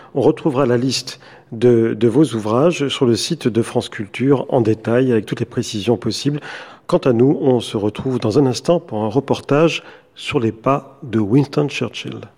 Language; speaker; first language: French; native; French